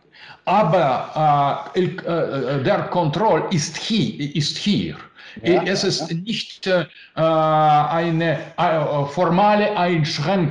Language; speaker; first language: German; non-native, learner; Russian